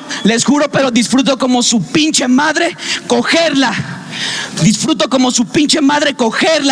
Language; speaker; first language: Spanish; native; Spanish